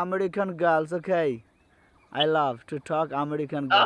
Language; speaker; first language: English; non-native, learner; Bangla